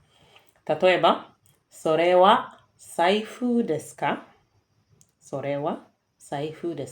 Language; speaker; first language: Japanese; non-native, fluent; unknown